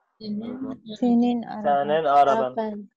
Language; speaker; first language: Turkish; non-native, learner; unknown